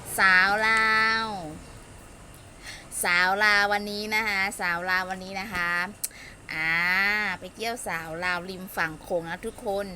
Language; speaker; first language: Thai; non-native, local second language; Lao